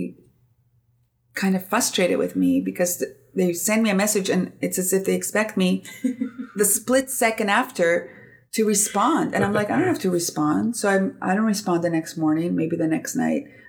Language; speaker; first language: English; non-native, fluent; Greek